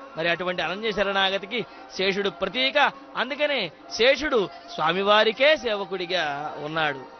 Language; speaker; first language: Telugu; native; Telugu